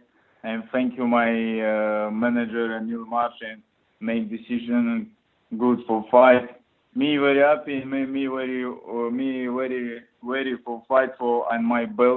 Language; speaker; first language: English; non-native, learner; Russian